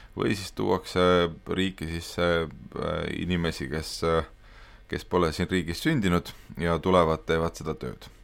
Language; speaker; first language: Estonian; native; Estonian